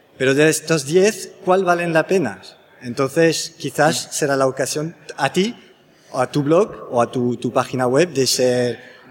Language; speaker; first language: Spanish; non-native, fluent; French